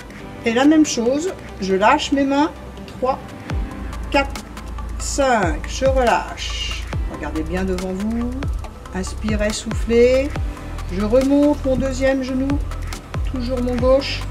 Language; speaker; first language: French; native; French